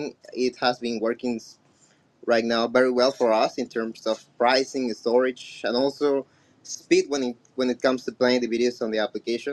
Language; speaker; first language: English; non-native, fluent; Spanish